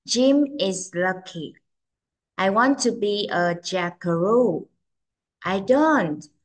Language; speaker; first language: English; non-native, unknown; Vietnamese